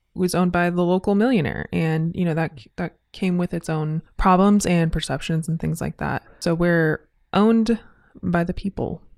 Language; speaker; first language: English; native; English